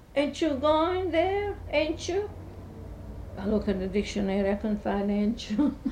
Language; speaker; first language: English; non-native, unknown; Italian